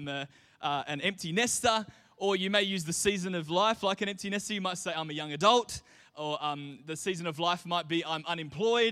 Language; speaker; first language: English; native; English